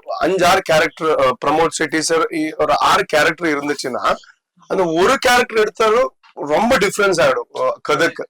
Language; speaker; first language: Tamil; non-native, learner; Tulu